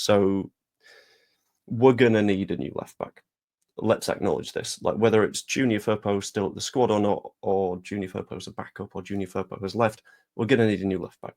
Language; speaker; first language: English; native; English